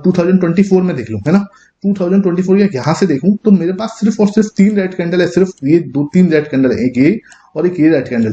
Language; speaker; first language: Hindi; native; Hindi